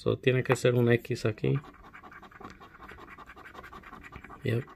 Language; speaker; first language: Spanish; early bilingual, heritage; Spanish